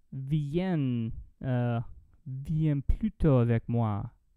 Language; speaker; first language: French; non-native, learner; English